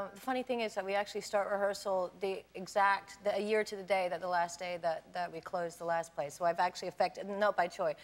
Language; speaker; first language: English; native; English